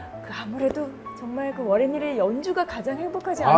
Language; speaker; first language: Korean; native; Korean